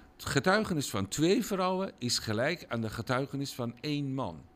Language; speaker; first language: Dutch; non-native, fluent; Persian